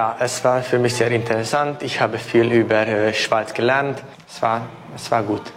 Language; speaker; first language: German; non-native, local second language; Hungarian